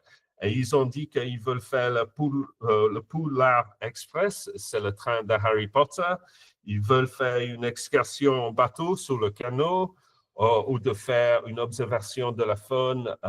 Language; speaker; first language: French; non-native, fluent; English